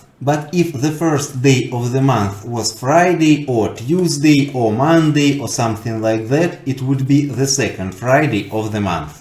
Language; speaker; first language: English; non-native, fluent; Russian